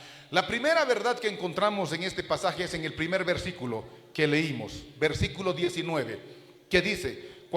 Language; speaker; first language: Spanish; native; Spanish